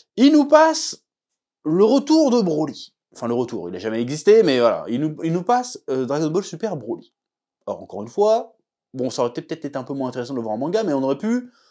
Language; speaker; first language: French; native; French